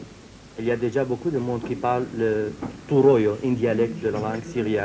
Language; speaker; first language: French; non-native, fluent; Syriac